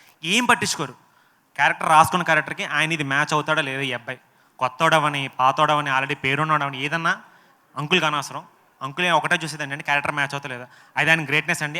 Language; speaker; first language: Telugu; native; Telugu